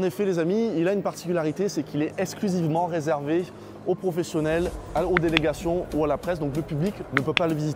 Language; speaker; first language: French; native; French